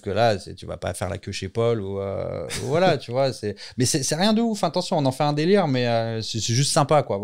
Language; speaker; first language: French; native; French